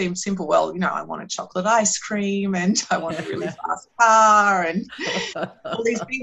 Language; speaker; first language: English; native; English